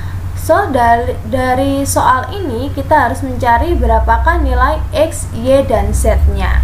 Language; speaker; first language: Indonesian; native; Indonesian